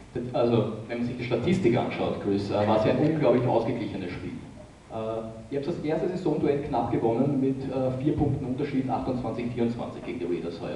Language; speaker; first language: German; native; German